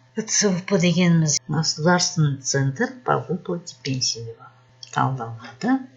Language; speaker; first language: Russian; non-native, local second language; Kazakh